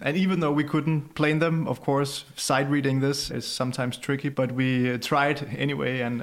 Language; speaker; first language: English; non-native, fluent; Danish